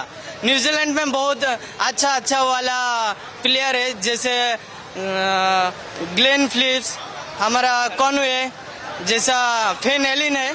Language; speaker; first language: Hindi; non-native, local second language; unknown